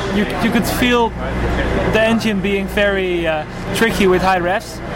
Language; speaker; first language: English; non-native, fluent; Dutch